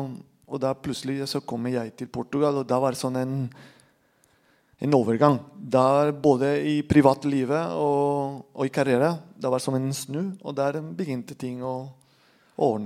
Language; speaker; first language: Norwegian; non-native, fluent; Spanish